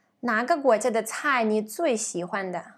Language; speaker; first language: Chinese; non-native, learner; Russian